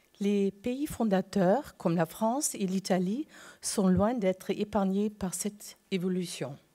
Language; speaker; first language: French; non-native, fluent; German